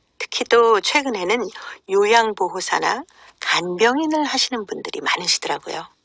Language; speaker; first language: Korean; native; Korean